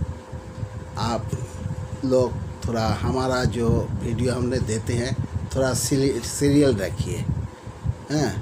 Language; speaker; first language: Hindi; non-native, local second language; Bangla